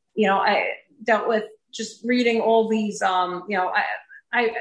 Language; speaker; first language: English; native; English